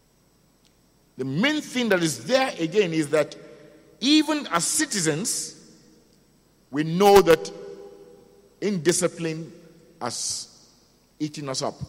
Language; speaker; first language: English; non-native, local second language; Yoruba